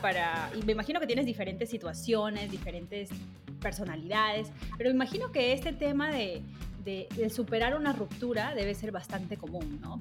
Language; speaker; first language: Spanish; native; Spanish